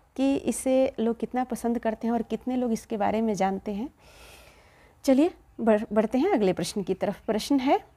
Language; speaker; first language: Hindi; native; Hindi